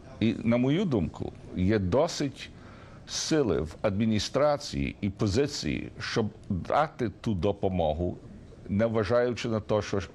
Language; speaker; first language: Ukrainian; early bilingual, heritage; Ukrainian